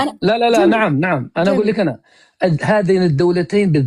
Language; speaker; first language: Arabic; native; Arabic